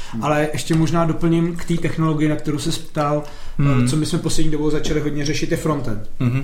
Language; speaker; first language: Czech; native; Czech